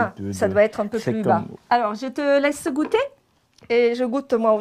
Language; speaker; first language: French; non-native, fluent; Italian